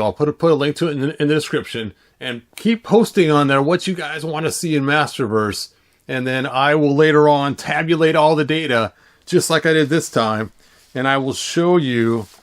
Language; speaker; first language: English; native; English